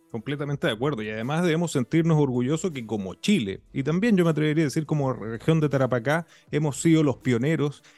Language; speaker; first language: Spanish; native; Spanish